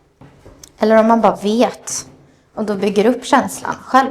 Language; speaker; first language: Swedish; native; Swedish